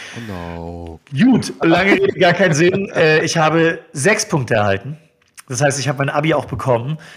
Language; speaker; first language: German; native; German